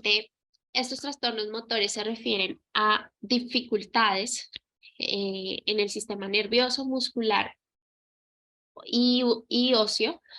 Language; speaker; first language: Spanish; native; Spanish